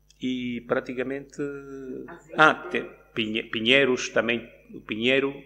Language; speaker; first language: Portuguese; native; Portuguese